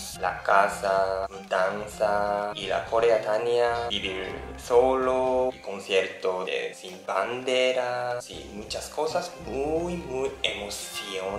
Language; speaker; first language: Spanish; non-native, learner; Japanese